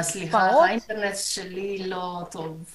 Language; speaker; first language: Hebrew; non-native, learner; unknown